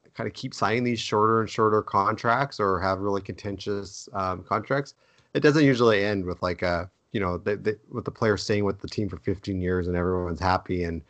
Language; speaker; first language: English; native; English